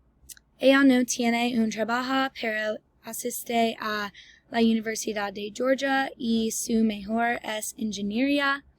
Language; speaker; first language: Spanish; non-native, learner; English